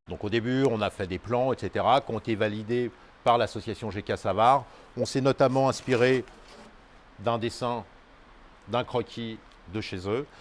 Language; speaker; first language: French; native; French